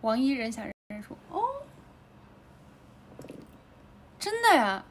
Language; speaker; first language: Chinese; native; Chinese